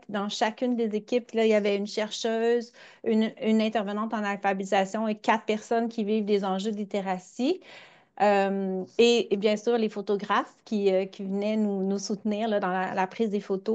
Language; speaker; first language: French; native; French